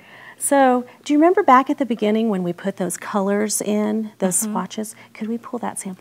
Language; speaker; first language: English; native; English